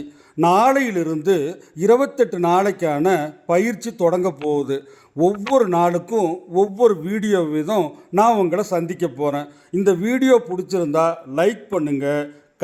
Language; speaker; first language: Tamil; native; Tamil